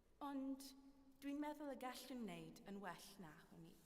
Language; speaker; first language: Welsh; non-native, fluent; English